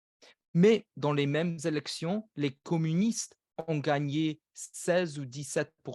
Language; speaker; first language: French; non-native, fluent; English